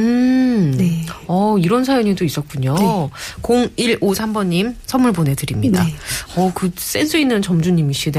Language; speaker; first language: Korean; native; Korean